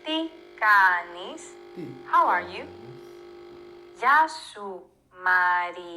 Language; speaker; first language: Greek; non-native, learner; English